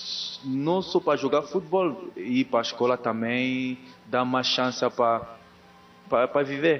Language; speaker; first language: Portuguese; non-native, learner; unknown